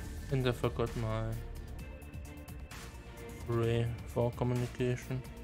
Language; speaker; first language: English; non-native, learner; German